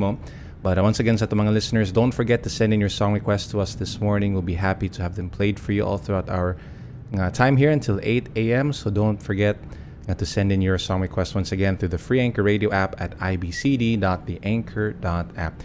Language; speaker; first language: English; non-native, local second language; Cebuano